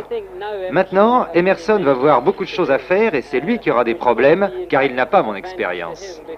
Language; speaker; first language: French; native; French